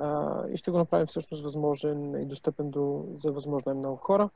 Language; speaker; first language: Bulgarian; native; Bulgarian